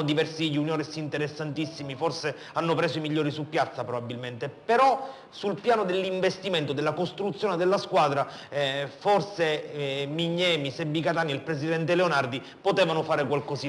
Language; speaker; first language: Italian; native; Italian